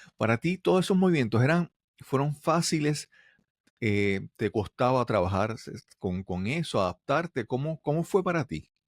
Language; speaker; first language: Spanish; native; Spanish